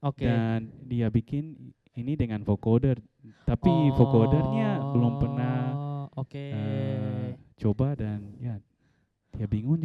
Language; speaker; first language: Indonesian; non-native, fluent; Dutch